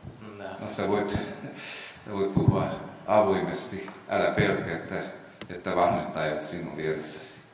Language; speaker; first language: Finnish; non-native, fluent; Romanian